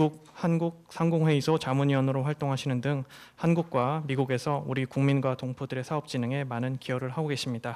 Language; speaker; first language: Korean; native; Korean